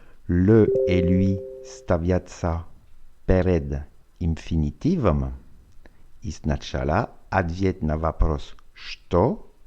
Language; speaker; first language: Russian; non-native, fluent; French